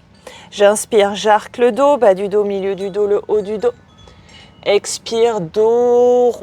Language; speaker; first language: French; native; French